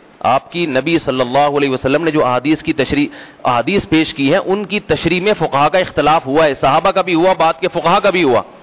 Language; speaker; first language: Urdu; native; Urdu